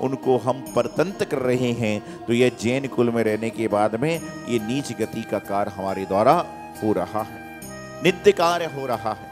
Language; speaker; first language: Hindi; native; Hindi